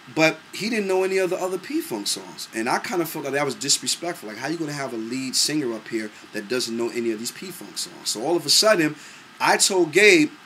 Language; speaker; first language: English; native; English